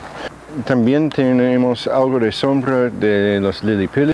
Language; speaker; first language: Spanish; non-native, fluent; English